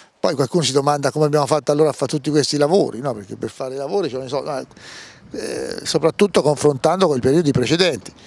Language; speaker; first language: Italian; native; Italian